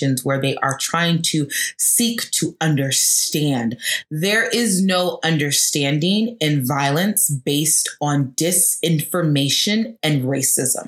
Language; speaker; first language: English; native; English